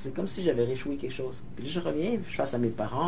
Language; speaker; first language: French; native; French